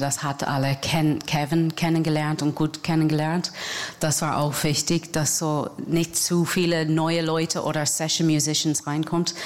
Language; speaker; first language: German; non-native, learner; English